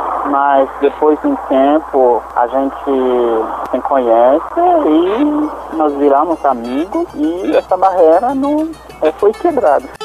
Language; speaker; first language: Portuguese; non-native, learner; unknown